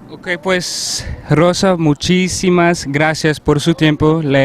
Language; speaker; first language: Spanish; early bilingual, heritage; Spanish